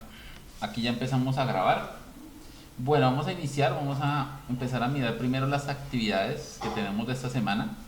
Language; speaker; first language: Spanish; native; Spanish